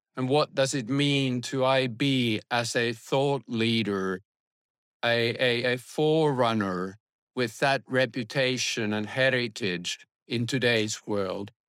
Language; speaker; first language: English; non-native, fluent; Finnish